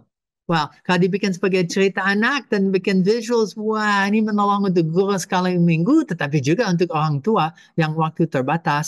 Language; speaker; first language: Indonesian; non-native, fluent; English